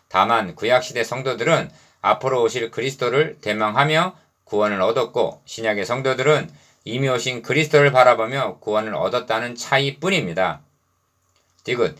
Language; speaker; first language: Korean; native; Korean